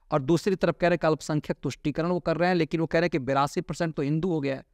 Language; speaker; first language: Hindi; native; Hindi